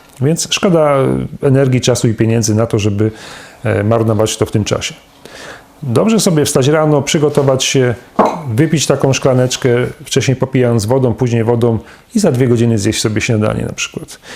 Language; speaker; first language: Polish; native; Polish